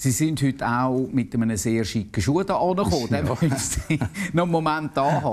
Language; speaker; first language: German; native; German